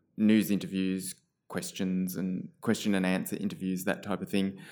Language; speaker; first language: English; native; English